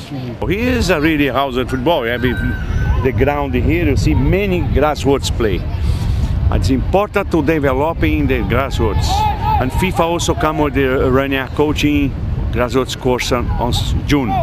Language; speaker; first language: English; non-native, learner; Portuguese